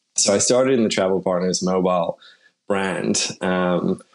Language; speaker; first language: English; native; English